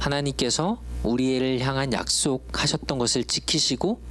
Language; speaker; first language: Korean; native; Korean